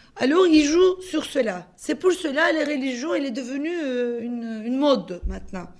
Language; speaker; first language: French; non-native, fluent; Turkish